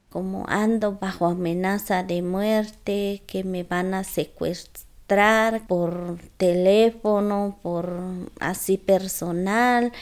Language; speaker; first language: Spanish; non-native, local second language; Zapotec